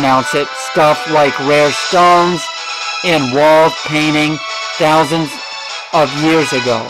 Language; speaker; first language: English; native; English